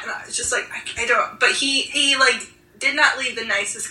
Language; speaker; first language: English; native; English